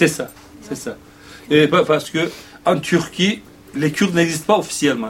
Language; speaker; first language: French; non-native, fluent; Kurdish